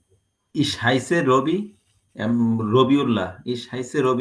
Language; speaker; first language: German; non-native, learner; Bangla